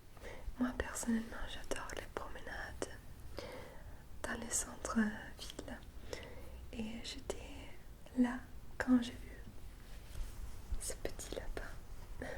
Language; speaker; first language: French; non-native, fluent; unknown